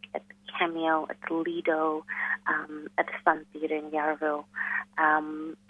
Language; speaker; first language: English; non-native, local second language; Hindi